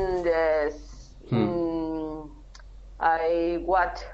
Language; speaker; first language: English; non-native, learner; Spanish